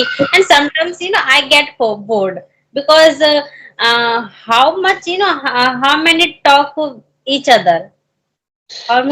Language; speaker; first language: English; non-native, learner; Hindi